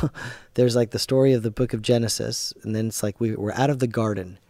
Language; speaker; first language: English; native; English